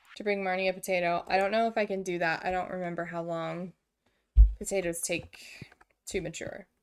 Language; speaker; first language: English; native; English